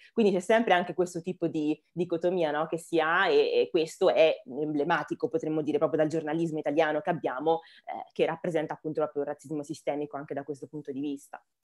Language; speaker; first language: Italian; early bilingual, other home language; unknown